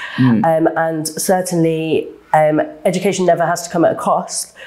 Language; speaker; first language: English; native; English